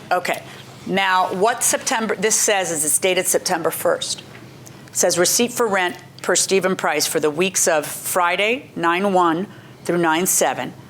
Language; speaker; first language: English; native; English